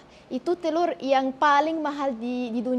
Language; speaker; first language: Indonesian; non-native, fluent; Arabic